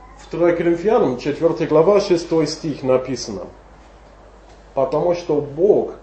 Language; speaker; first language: Russian; non-native, fluent; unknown